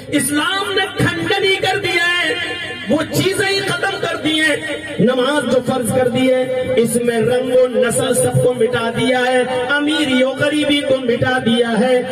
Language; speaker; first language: Urdu; native; Urdu